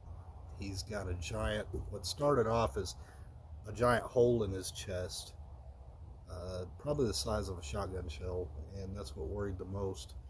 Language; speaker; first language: English; native; English